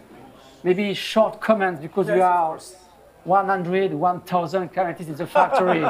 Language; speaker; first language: English; non-native, fluent; French